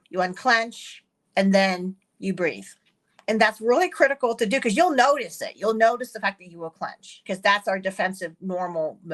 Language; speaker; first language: English; early bilingual, other home language; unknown